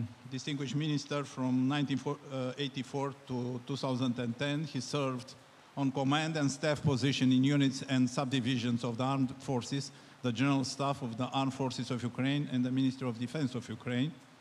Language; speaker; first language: English; non-native, fluent; Romanian